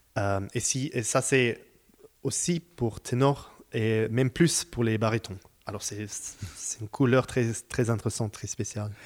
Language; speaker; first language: French; non-native, fluent; Hebrew